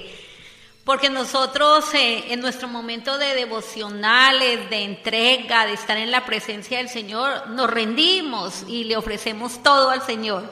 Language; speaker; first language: Spanish; native; Spanish